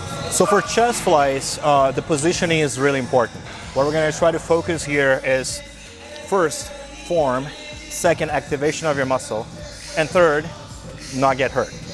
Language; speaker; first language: English; non-native, fluent; Portuguese